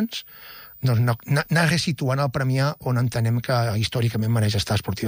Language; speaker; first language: Catalan; native; Catalan